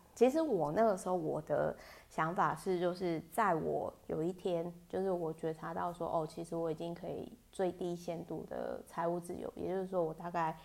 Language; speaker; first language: Chinese; native; Chinese